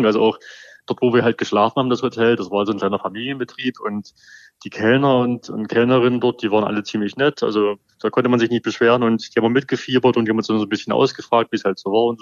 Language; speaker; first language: German; native; German